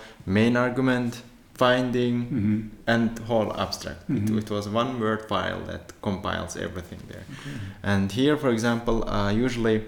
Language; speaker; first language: English; non-native, fluent; Turkmen